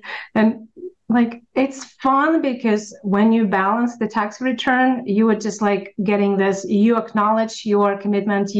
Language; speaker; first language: English; non-native, fluent; Russian